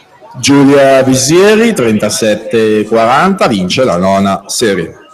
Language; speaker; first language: Italian; native; Italian